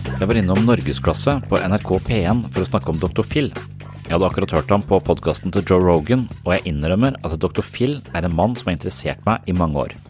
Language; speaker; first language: Norwegian; native; Norwegian